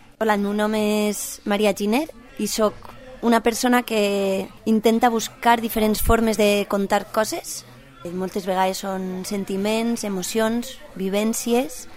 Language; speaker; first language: Catalan; native; Catalan